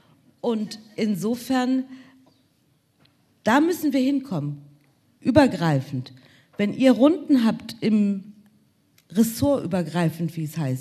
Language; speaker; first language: German; native; German